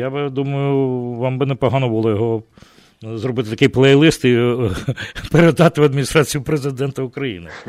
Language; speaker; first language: Ukrainian; native; Ukrainian